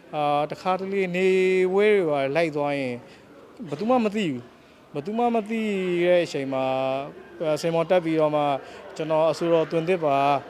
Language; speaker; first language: Burmese; non-native, local second language; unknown